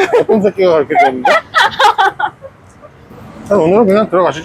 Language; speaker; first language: Korean; native; Korean